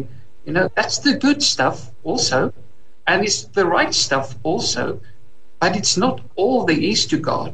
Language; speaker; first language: English; non-native, local second language; Afrikaans